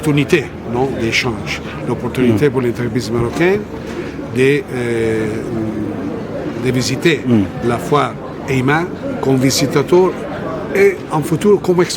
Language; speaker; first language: French; non-native, fluent; Italian